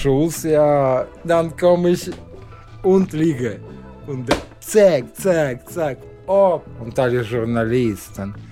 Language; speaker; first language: German; non-native, learner; Russian